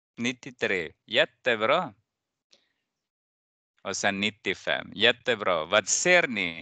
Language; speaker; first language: Swedish; non-native, fluent; Persian